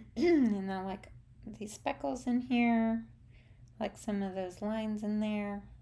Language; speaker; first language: English; native; English